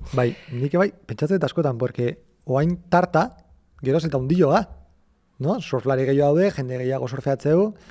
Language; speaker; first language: Basque; native; Basque